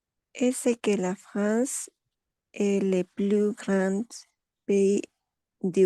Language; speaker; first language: French; non-native, learner; Spanish